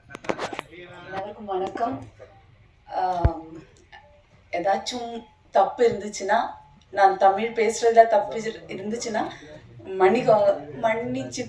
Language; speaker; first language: Tamil; non-native, fluent; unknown